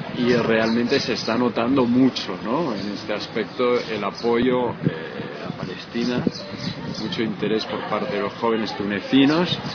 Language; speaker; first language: Spanish; early bilingual, other home language; Arabic